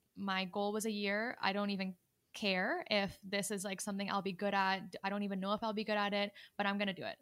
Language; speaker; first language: English; native; English